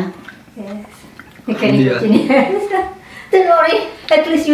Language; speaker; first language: English; non-native, local second language; Indonesian